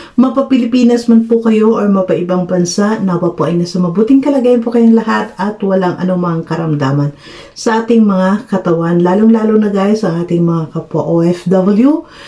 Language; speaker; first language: Filipino; native; Filipino